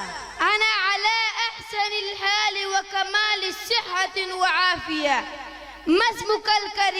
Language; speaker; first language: Arabic; non-native, learner; Urdu